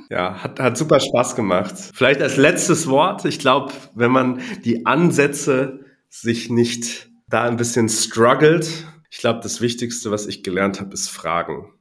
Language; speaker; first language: German; non-native, fluent; Cantonese